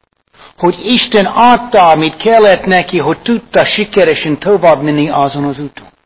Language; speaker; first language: Hungarian; non-native, fluent; English